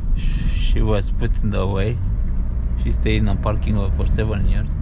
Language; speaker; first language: English; non-native, learner; Romanian